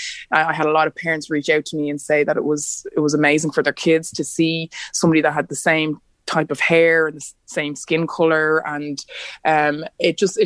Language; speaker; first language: English; native; English